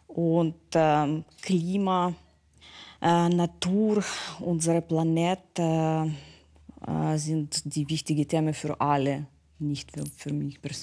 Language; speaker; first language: German; non-native, fluent; Ukrainian